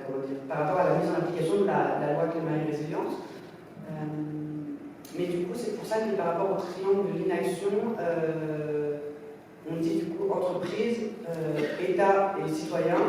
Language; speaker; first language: French; native; French